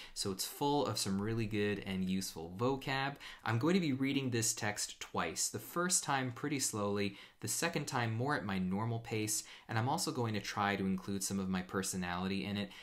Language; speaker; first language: English; native; English